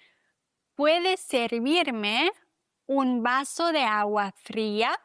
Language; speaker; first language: Spanish; non-native, fluent; German